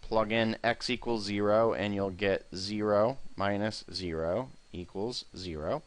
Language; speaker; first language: English; native; English